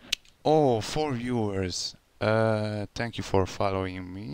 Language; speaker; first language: English; non-native, learner; Hungarian